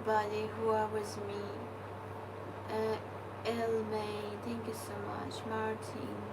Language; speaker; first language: English; non-native, learner; Ukrainian